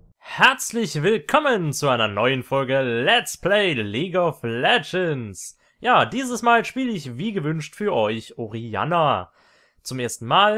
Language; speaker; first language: German; native; German